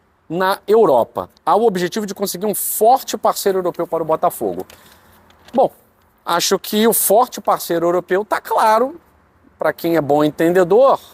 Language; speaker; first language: Portuguese; native; Portuguese